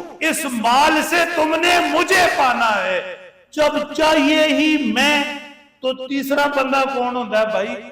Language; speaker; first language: Urdu; non-native, local second language; Punjabi